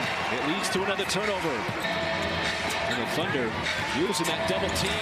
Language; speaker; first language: English; native; English